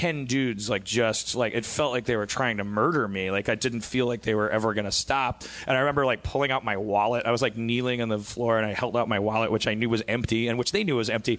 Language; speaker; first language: English; native; English